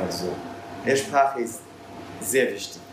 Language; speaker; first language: German; non-native, learner; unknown